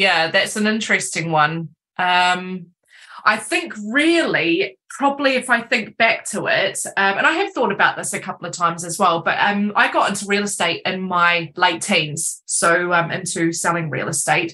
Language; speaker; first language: English; native; English